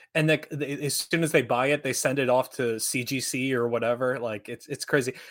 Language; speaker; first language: English; native; English